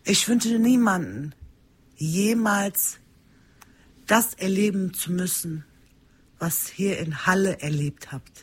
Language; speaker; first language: German; early bilingual, other home language; Turkish